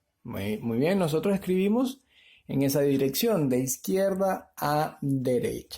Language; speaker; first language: Spanish; native; Spanish